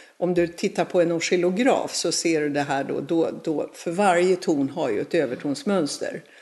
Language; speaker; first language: Swedish; native; Swedish